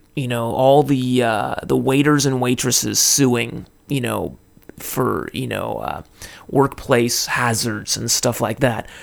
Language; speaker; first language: English; native; English